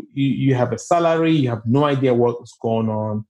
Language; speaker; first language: English; non-native, local second language; Igbo